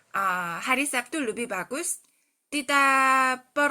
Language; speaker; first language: Indonesian; non-native, fluent; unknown